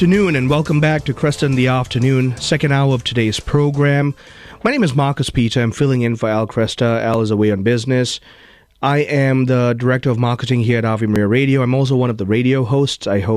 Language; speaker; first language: English; non-native, local second language; Tamil